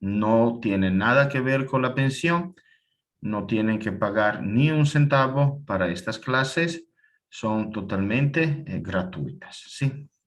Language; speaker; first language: Spanish; non-native, fluent; Italian